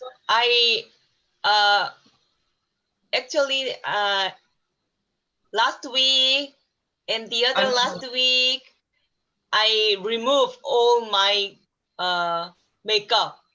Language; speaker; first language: English; non-native, learner; Korean